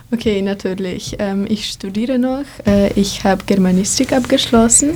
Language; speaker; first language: German; non-native, fluent; Polish